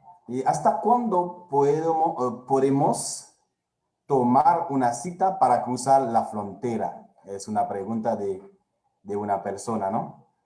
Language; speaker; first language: Spanish; non-native, fluent; Haitian Creole